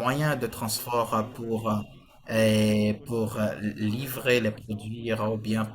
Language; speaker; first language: French; non-native, fluent; Portuguese